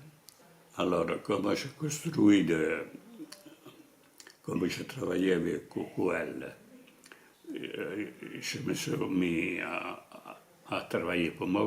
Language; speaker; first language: French; non-native, fluent; Italian